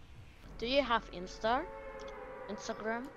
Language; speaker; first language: English; non-native, learner; German